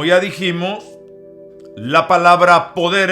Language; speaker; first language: Spanish; native; Spanish